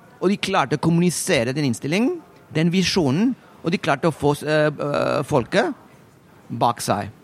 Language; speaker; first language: Norwegian; non-native, fluent; Spanish